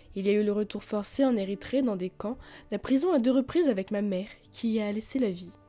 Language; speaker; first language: French; native; French